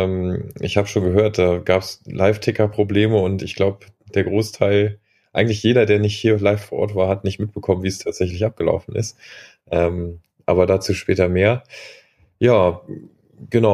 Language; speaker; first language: German; native; German